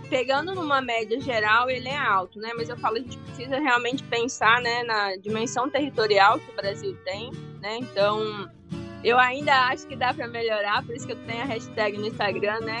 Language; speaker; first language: Portuguese; native; Portuguese